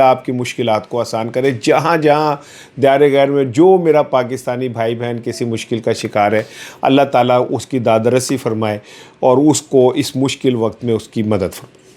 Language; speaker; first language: Urdu; non-native, local second language; Punjabi